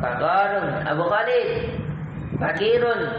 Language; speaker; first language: Arabic; non-native, fluent; Indonesian